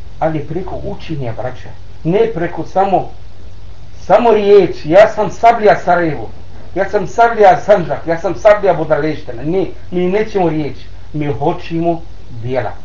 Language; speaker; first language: Bosnian; non-native, learner; Arabic